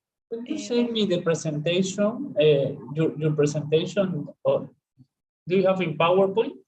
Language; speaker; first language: English; non-native, learner; Spanish